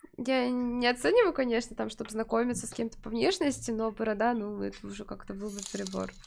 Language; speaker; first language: Russian; native; Russian